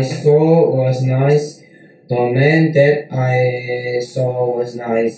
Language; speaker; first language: English; non-native, learner; Korean